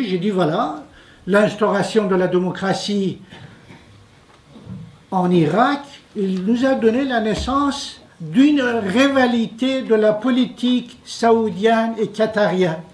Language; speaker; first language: French; non-native, fluent; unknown